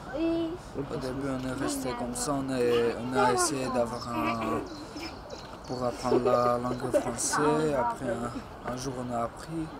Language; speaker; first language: French; non-native, learner; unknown